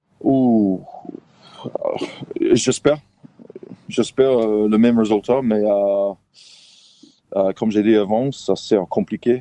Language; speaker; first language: French; non-native, fluent; English